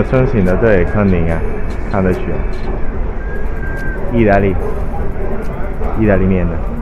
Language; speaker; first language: Chinese; non-native, learner; Italian